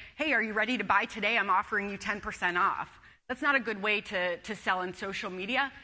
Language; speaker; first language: English; native; English